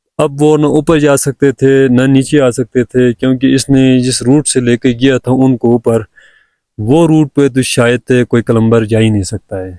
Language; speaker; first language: Urdu; non-native, local second language; Sicilian